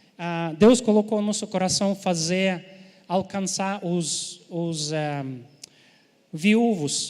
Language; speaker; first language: Portuguese; non-native, fluent; Ukrainian